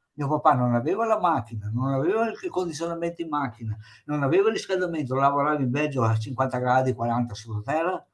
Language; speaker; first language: Italian; native; Italian